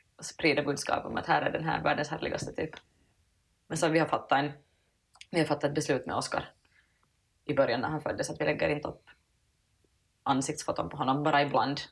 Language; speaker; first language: Swedish; native; Swedish